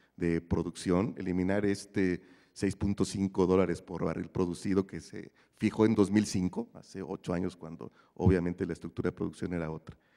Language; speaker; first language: Spanish; native; Spanish